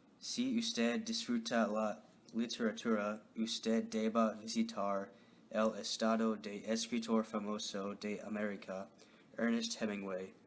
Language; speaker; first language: Spanish; non-native, learner; English